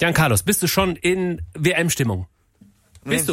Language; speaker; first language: German; native; German